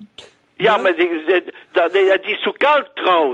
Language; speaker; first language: German; non-native, learner; French